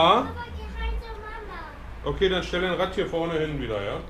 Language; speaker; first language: German; native; German